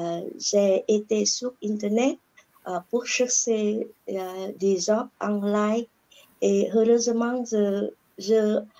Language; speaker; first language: French; non-native, learner; Vietnamese